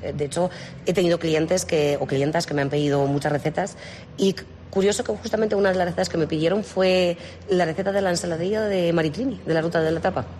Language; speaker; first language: Spanish; non-native, fluent; Romanian